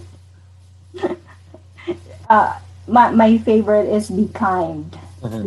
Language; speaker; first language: English; non-native, local second language; Bikol